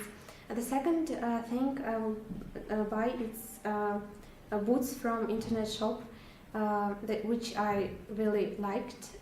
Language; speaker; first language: English; non-native, learner; Russian